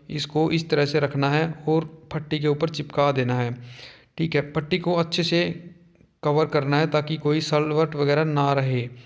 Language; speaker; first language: Hindi; native; Hindi